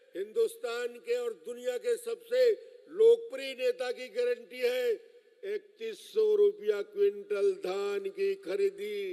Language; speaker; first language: Hindi; native; Hindi